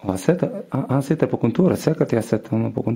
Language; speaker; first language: Swedish; non-native, learner; Arabic